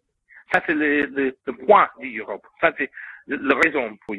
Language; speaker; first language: French; non-native, learner; English